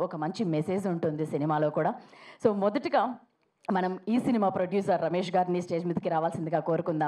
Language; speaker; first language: Telugu; native; Telugu